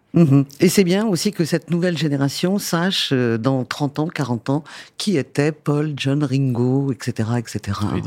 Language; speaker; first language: French; native; French